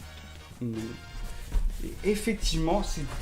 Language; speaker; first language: French; native; French